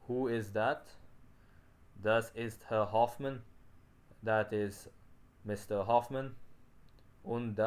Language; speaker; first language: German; non-native, learner; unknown